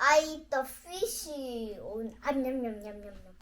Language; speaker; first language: English; non-native, learner; Korean